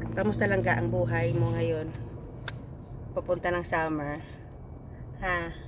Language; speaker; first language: Filipino; non-native, local second language; Hiligaynon